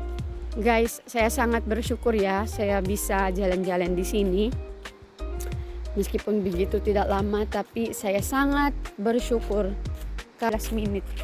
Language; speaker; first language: Indonesian; non-native, fluent; Filipino